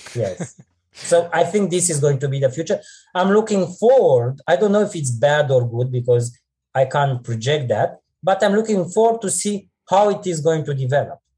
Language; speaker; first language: English; non-native, fluent; Romanian